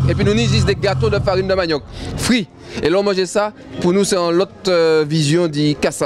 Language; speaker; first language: French; non-native, local second language; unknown